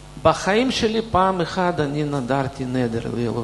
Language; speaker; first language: Hebrew; non-native, fluent; Russian